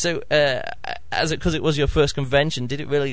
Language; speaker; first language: English; native; English